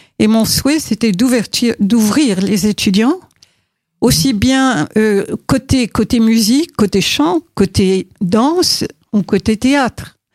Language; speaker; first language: French; native; French